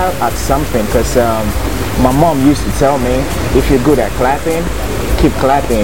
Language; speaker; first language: English; non-native, local second language; Yoruba